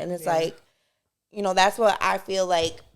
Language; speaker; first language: English; native; English